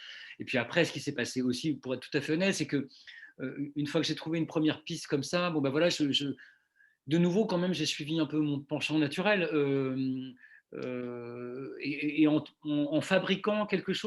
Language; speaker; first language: French; native; French